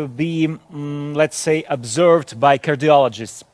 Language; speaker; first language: English; non-native, fluent; Ukrainian